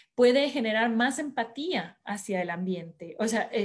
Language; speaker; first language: Spanish; native; Spanish